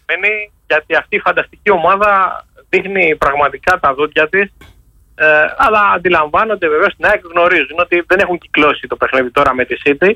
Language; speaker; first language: Greek; native; Greek